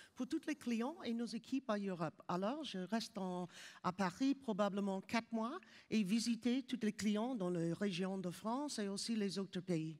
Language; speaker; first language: French; non-native, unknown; English